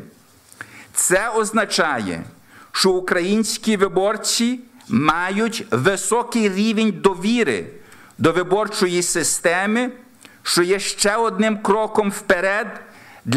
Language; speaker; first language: Ukrainian; early bilingual, heritage; Ukrainian